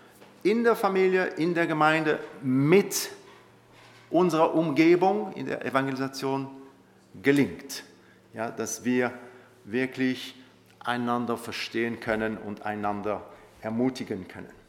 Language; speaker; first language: German; non-native, local second language; French